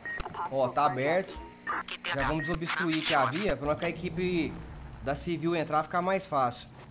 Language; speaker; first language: Portuguese; native; Portuguese